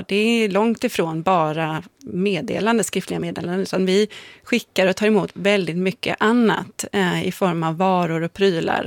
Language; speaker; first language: Swedish; native; Swedish